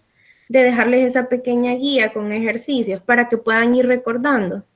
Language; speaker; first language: Spanish; native; Spanish